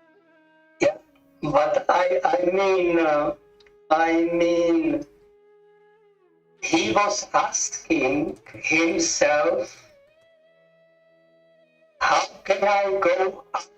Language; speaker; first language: English; non-native, learner; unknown